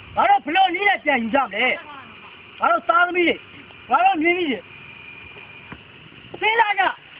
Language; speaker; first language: Burmese; native; Burmese